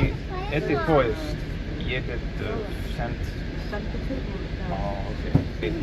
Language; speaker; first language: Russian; non-native, learner; English